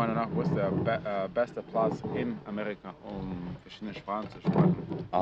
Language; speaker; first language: German; non-native, fluent; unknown